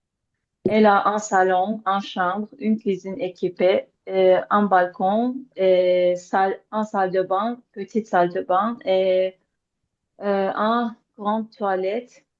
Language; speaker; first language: French; non-native, learner; Azerbaijani